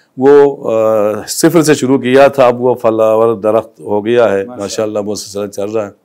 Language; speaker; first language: Urdu; non-native, local second language; Balti